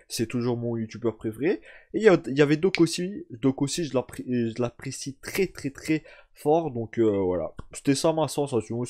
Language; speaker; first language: French; early bilingual, other home language; Turkish